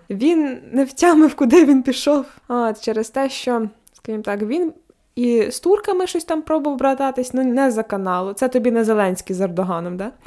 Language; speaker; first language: Ukrainian; native; Ukrainian